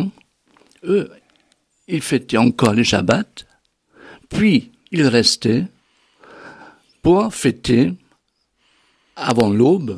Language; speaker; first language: French; non-native, fluent; German